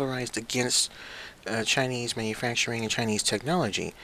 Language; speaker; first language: English; native; English